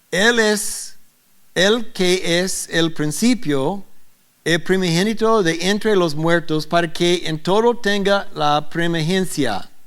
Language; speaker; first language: Spanish; non-native, learner; English